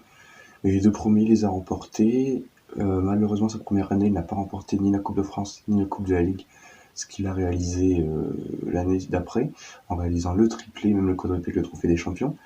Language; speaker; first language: French; native; French